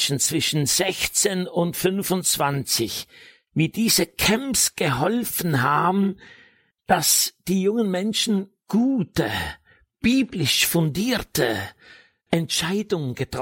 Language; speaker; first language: German; native; German